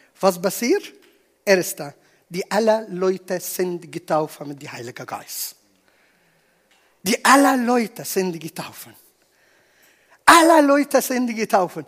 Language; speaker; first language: German; non-native, learner; Arabic